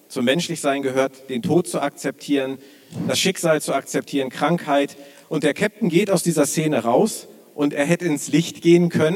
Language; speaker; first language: German; native; German